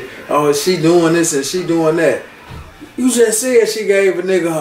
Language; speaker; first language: English; native; English